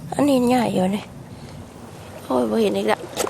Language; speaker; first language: Thai; native; Thai